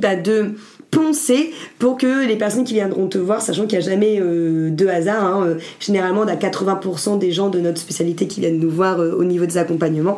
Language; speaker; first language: French; native; French